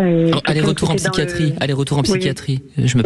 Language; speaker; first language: French; native; French